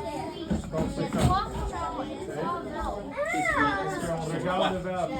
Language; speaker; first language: French; non-native, local second language; English